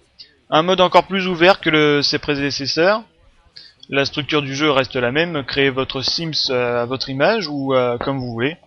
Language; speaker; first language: French; native; French